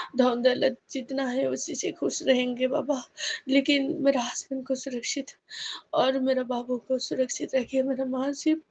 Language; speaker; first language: Hindi; non-native, local second language; Assamese